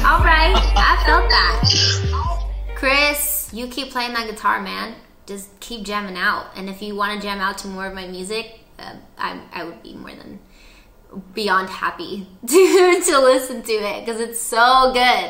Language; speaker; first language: English; early bilingual, other home language; Spanish